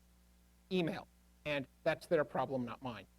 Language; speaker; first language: English; native; English